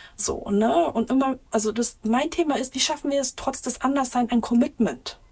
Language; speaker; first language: German; early bilingual, other home language; Turkish